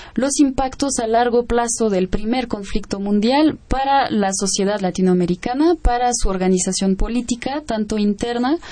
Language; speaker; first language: Spanish; non-native, fluent; French